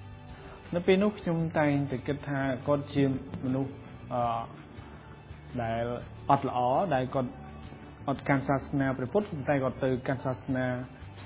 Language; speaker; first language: Khmer; native; Khmer